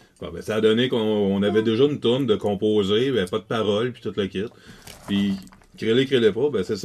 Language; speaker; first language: French; native; French